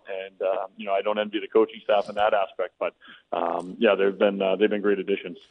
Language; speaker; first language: English; native; English